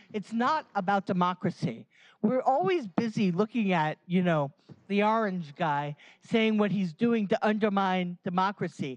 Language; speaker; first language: English; native; English